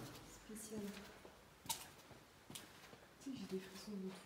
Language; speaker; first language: French; native; French